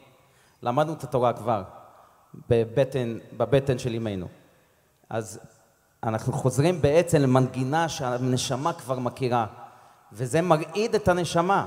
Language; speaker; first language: Hebrew; non-native, fluent; English